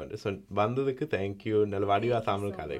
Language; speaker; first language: Tamil; early bilingual, heritage; Tamil